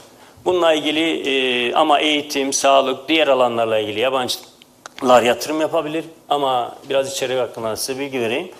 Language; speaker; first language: Turkish; native; Turkish